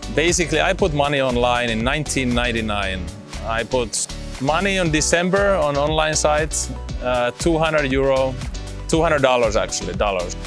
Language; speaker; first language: English; non-native, fluent; Finnish